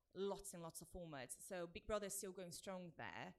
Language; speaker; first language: English; non-native, fluent; Portuguese